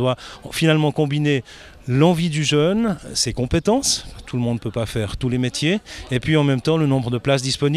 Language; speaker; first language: French; native; French